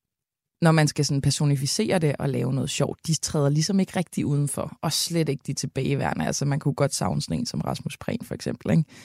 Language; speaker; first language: Danish; native; Danish